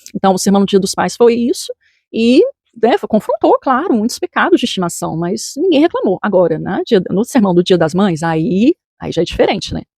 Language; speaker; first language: Portuguese; native; Portuguese